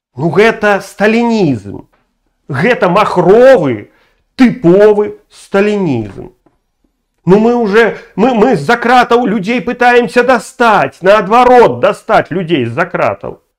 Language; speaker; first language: Belarusian; non-native, local second language; Russian